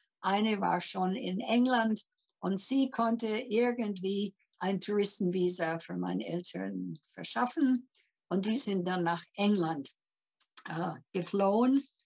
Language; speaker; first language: German; early bilingual, heritage; English